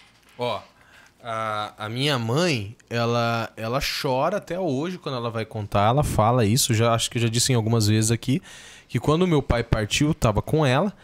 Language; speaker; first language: Portuguese; native; Portuguese